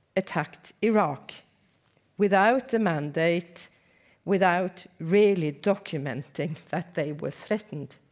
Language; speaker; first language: English; non-native, fluent; Norwegian